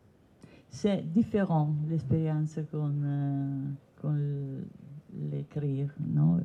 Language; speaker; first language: French; non-native, learner; Italian